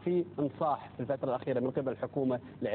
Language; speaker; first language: Arabic; native; Arabic